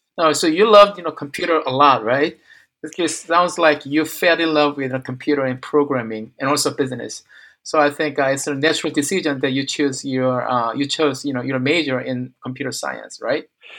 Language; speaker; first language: English; non-native, fluent; Korean